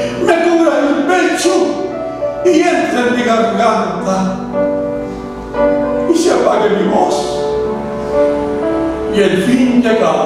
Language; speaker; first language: Spanish; native; Spanish